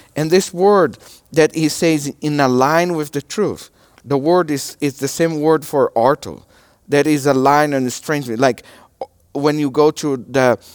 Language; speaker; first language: English; non-native, learner; Portuguese